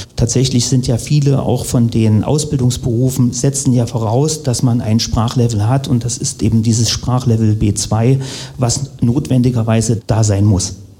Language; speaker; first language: German; native; German